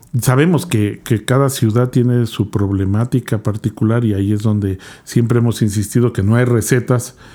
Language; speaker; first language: Spanish; native; Spanish